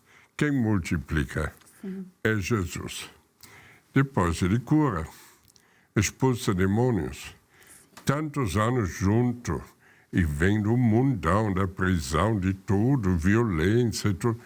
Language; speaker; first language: Portuguese; non-native, fluent; German